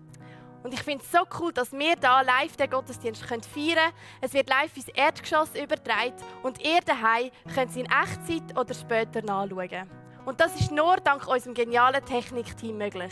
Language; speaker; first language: German; native; German